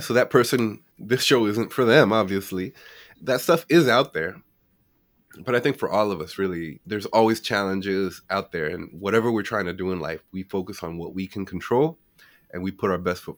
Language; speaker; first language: English; native; English